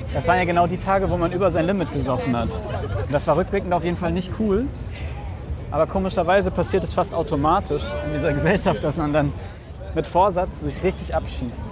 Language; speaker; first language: German; native; German